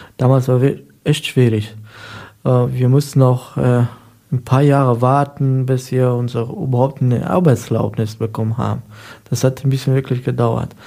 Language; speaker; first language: German; non-native, fluent; Persian